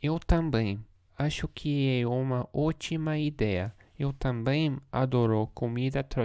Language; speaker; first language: Portuguese; non-native, learner; English